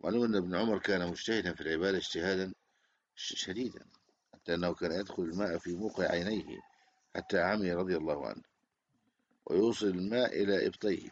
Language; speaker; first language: Arabic; native; Arabic